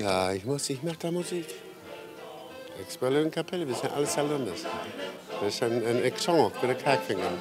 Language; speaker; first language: German; non-native, learner; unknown